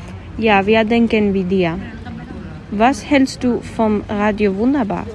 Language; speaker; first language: German; non-native, learner; Spanish